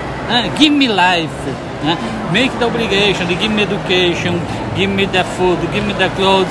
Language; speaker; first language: English; non-native, learner; Portuguese